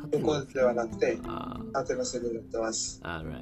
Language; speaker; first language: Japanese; non-native, learner; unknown